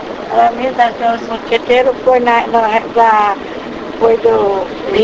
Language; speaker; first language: Spanish; non-native, fluent; Portuguese